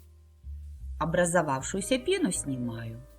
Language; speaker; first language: Russian; native; Russian